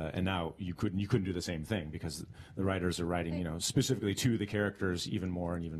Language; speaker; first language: English; native; English